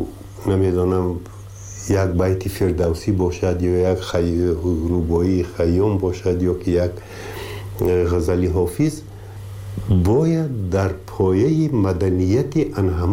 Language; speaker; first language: Persian; native; Persian